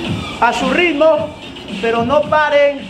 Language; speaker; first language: Spanish; early bilingual, heritage; Spanish